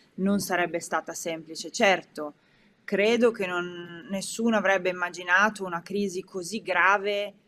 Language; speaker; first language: Italian; native; Italian